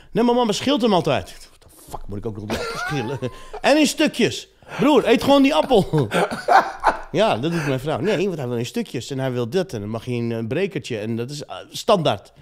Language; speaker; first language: Dutch; early bilingual, other home language; Riffian